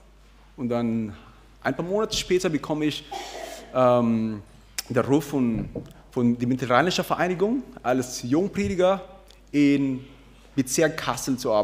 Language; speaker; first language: German; non-native, fluent; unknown